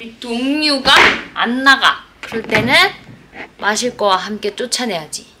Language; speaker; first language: Korean; native; Korean